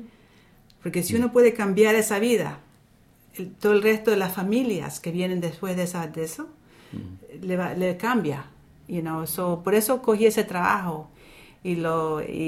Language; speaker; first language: Spanish; early bilingual, other home language; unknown